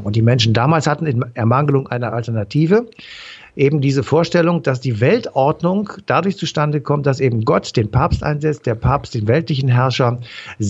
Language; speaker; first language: German; native; German